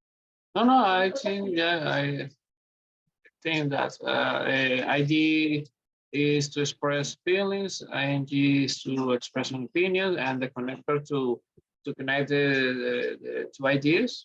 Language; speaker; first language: English; non-native, learner; Spanish